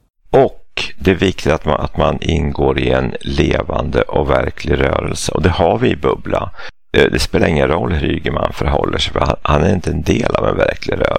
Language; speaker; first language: Swedish; native; Swedish